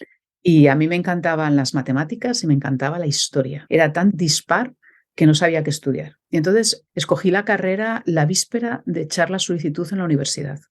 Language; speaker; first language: Spanish; native; Spanish